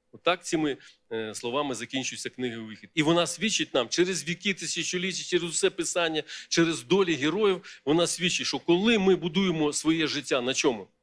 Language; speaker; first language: Ukrainian; non-native, local second language; Russian